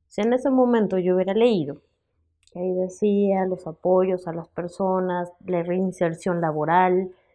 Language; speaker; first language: Spanish; native; Spanish